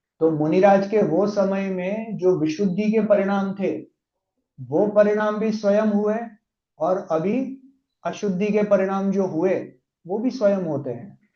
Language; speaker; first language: Hindi; non-native, local second language; Gujarati